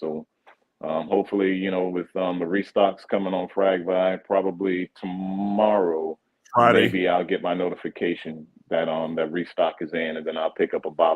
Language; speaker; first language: English; native; English